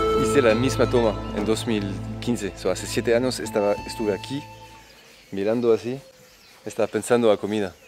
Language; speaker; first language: Spanish; non-native, fluent; French